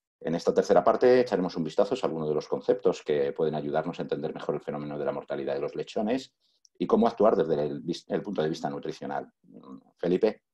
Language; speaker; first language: Spanish; native; Spanish